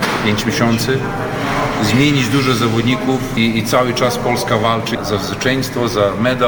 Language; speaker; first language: Polish; non-native, fluent; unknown